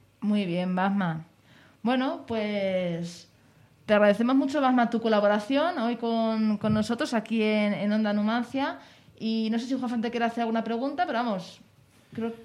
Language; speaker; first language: Spanish; native; Spanish